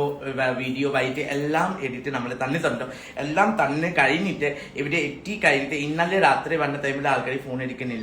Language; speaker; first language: Malayalam; non-native, learner; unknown